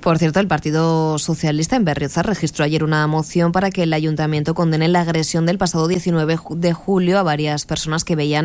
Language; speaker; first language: Spanish; native; Spanish